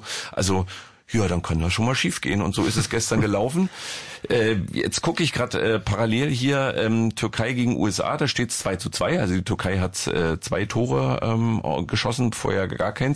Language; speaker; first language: German; native; German